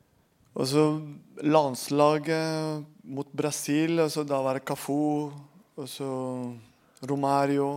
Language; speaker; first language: Norwegian; non-native, fluent; Spanish